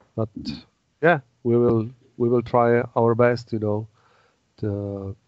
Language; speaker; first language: English; non-native, fluent; Czech